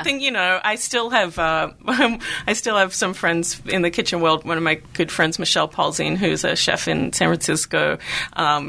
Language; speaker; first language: English; native; English